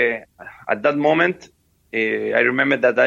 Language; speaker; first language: English; non-native, fluent; Spanish